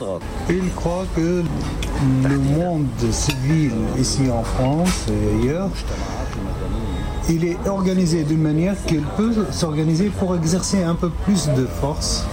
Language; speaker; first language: French; non-native, fluent; Arabic